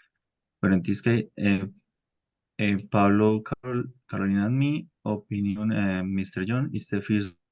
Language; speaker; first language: English; non-native, learner; Spanish